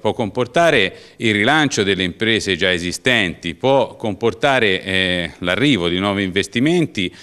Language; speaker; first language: Italian; native; Italian